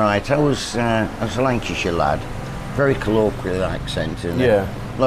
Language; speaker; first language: English; native; English